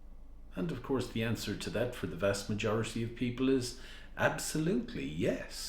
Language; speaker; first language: English; native; English